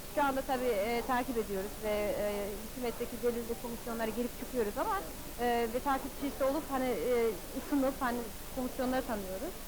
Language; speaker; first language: Turkish; early bilingual, heritage; Turkish